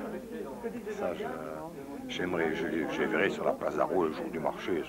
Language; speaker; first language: French; native; French